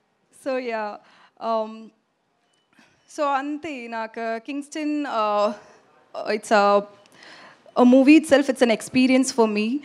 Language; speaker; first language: Telugu; non-native, learner; Tamil